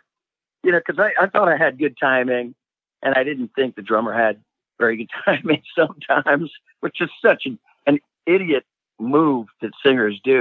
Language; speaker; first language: English; native; English